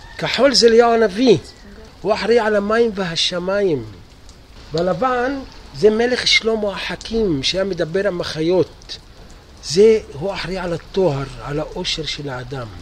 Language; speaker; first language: Hebrew; non-native, local second language; Arabic